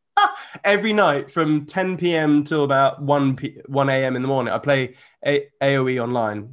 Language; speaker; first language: English; native; English